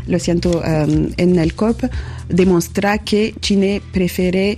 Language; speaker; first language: Spanish; non-native, learner; French